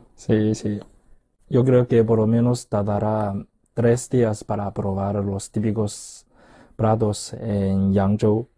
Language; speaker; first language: Spanish; non-native, fluent; Chinese